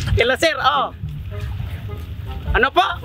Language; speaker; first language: Filipino; non-native, local second language; Cebuano